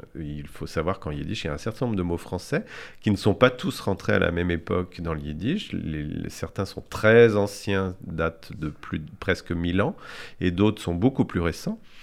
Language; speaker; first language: French; native; French